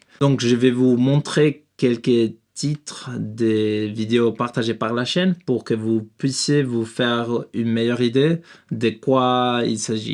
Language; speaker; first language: French; non-native, learner; Spanish